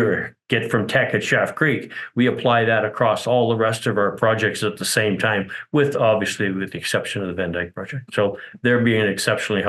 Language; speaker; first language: English; native; English